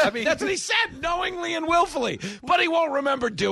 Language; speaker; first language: English; native; English